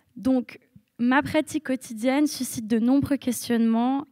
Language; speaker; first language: French; native; French